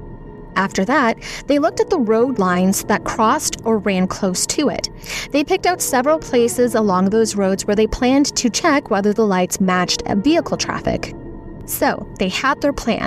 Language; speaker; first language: English; native; English